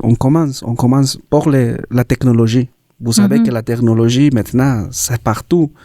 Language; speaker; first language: French; non-native, learner; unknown